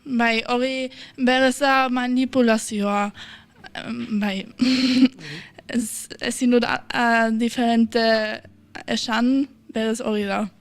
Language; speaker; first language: Basque; non-native, fluent; German